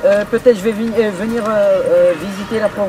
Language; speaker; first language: French; non-native, learner; English